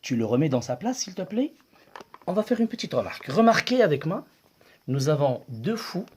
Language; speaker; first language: French; non-native, local second language; Arabic